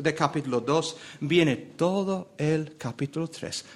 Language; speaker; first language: Spanish; non-native, fluent; English